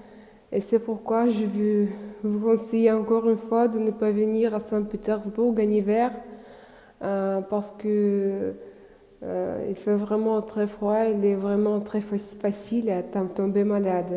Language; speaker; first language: French; non-native, fluent; Russian